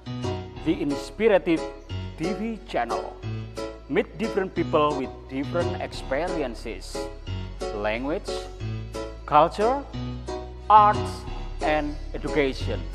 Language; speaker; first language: English; non-native, learner; Indonesian